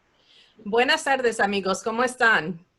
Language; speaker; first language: Spanish; early bilingual, heritage; Spanish